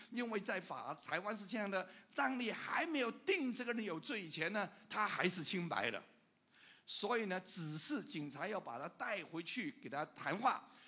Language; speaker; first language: Chinese; non-native, local second language; Cantonese